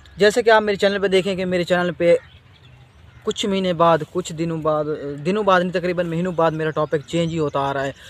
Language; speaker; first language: Urdu; non-native, local second language; Saraiki